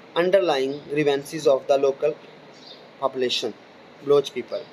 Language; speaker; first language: English; non-native, local second language; Urdu